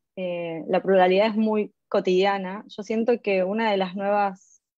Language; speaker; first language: Spanish; native; Spanish